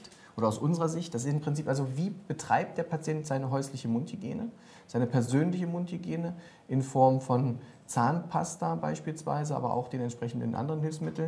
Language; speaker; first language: German; native; German